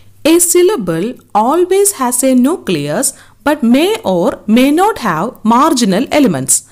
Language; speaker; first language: English; non-native, local second language; Malayalam